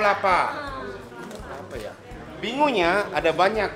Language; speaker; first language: Indonesian; non-native, fluent; Japanese